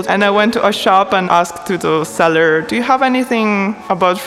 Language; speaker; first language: English; non-native, fluent; Italian